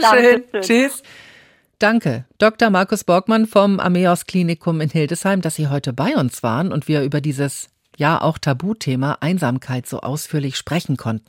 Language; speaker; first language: German; native; German